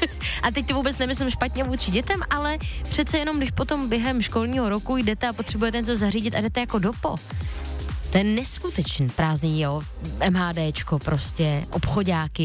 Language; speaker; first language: Czech; native; Czech